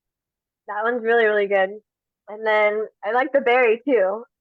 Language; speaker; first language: English; native; English